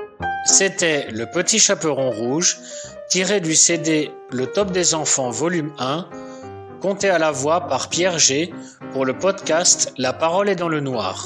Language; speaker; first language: French; native; French